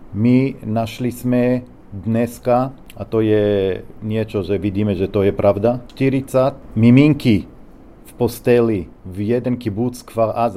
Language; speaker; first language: Czech; non-native, learner; Hebrew